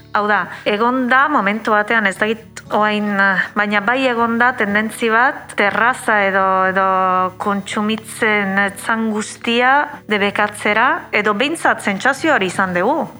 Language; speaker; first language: Basque; non-native, fluent; Italian